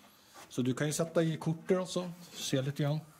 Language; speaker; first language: Swedish; native; Swedish